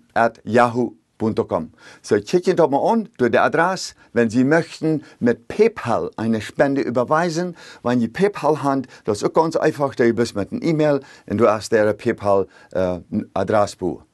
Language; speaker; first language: German; early bilingual, heritage; Plautdietsch